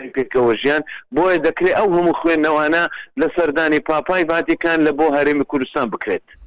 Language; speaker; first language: Central Kurdish; native; Central Kurdish